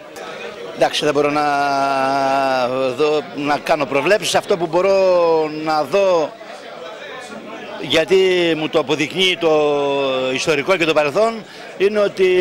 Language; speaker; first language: Greek; native; Greek